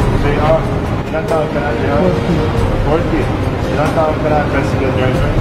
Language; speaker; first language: Filipino; non-native, learner; Arabic